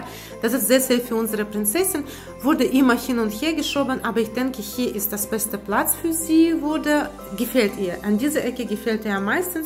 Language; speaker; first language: German; non-native, fluent; Russian